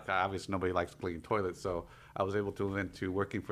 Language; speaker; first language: English; early bilingual, other home language; Spanish